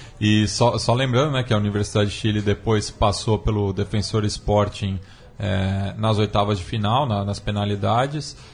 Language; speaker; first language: Portuguese; native; Portuguese